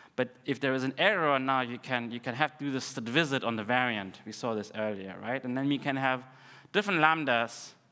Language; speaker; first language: English; non-native, fluent; Russian